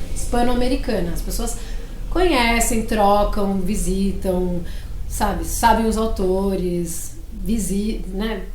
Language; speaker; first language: Portuguese; early bilingual, other home language; Spanish